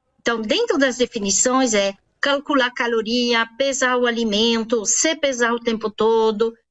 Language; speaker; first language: Portuguese; non-native, fluent; French